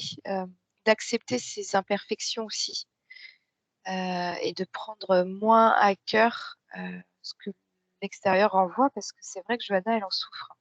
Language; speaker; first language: French; native; French